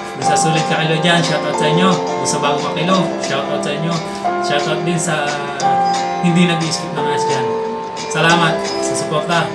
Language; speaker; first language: Filipino; non-native, local second language; Cebuano